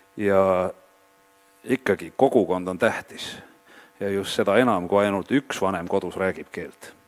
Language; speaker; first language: Estonian; native; Estonian